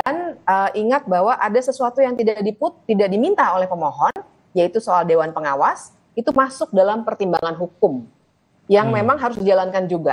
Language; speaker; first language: Indonesian; native; Indonesian